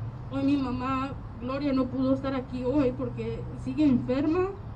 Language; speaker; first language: Spanish; early bilingual, heritage; Spanish